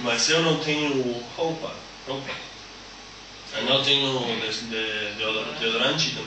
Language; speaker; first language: Portuguese; non-native, learner; Spanish